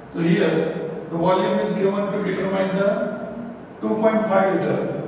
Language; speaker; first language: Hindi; non-native, local second language; Gujarati